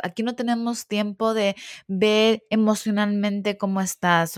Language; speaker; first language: Spanish; early bilingual, heritage; Spanish